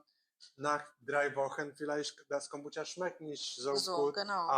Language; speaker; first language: German; non-native, learner; Korean